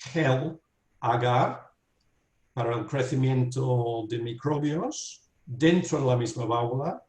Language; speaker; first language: Spanish; non-native, fluent; English